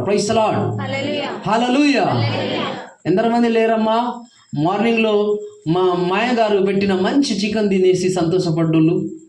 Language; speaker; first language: Telugu; non-native, fluent; Hindi